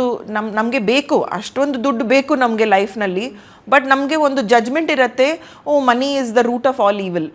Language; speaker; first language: Kannada; non-native, local second language; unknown